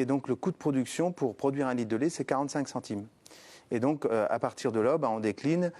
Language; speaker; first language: French; native; French